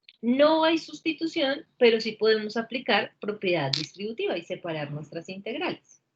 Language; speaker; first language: Spanish; native; Spanish